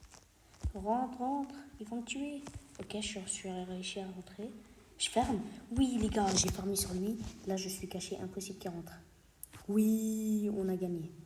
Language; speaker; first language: French; native; French